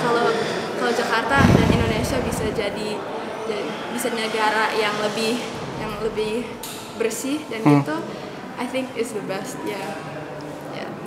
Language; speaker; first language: Indonesian; early bilingual, heritage; English